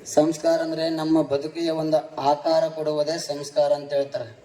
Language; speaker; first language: Kannada; non-native, fluent; Telugu